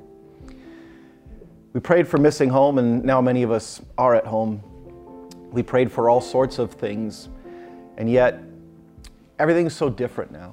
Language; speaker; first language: English; native; English